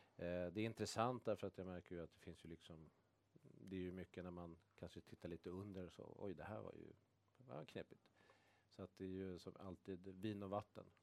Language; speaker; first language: Swedish; native; Swedish